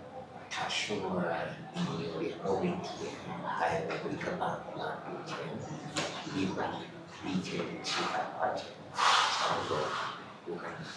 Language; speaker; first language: Chinese; non-native, learner; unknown